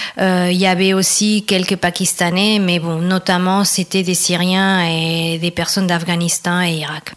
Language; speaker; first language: French; non-native, fluent; Spanish